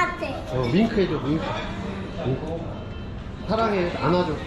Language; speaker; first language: Korean; native; Korean